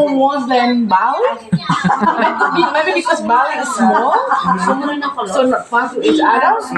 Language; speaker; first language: English; non-native, learner; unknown